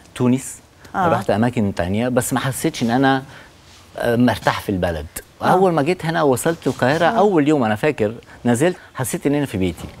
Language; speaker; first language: Arabic; non-native, fluent; Italian